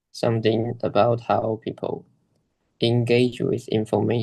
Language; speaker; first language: English; non-native, learner; Chinese